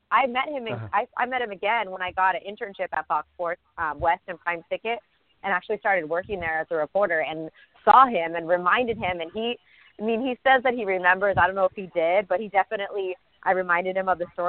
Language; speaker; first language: English; native; English